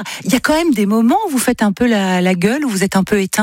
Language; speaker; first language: French; native; French